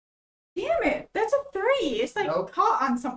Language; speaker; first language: English; native; English